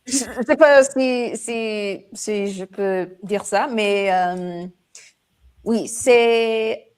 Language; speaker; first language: French; non-native, learner; English